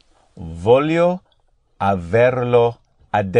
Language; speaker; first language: Italian; non-native, learner; English